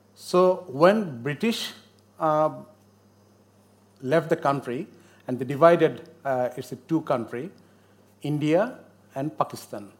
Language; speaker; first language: English; non-native, local second language; Bangla